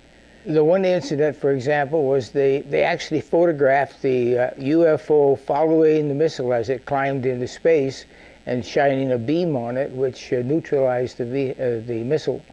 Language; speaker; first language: English; native; English